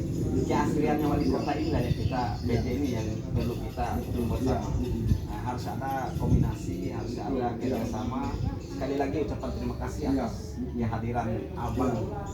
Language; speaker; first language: Indonesian; non-native, local second language; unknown